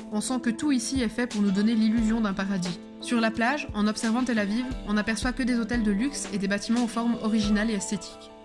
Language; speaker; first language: French; early bilingual, other home language; Hebrew